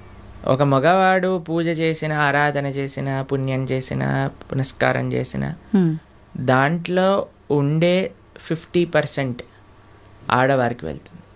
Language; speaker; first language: Telugu; native; Telugu